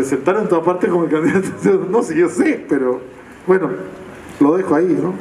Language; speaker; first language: Spanish; native; Spanish